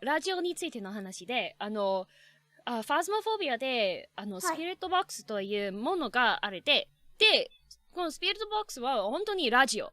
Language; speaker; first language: Japanese; non-native, learner; English